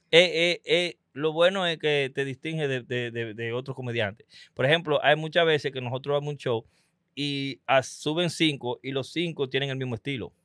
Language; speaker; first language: Spanish; native; Spanish